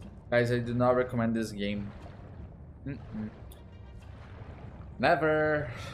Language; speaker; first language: English; non-native, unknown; Portuguese